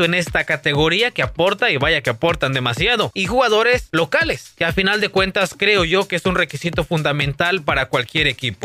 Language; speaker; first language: Spanish; native; Spanish